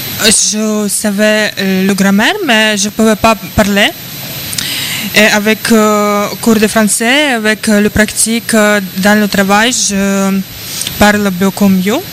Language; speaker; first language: French; non-native, learner; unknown